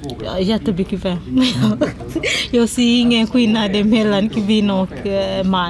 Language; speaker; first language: Swedish; non-native, learner; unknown